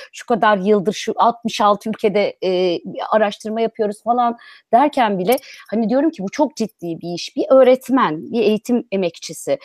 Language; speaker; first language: Turkish; native; Turkish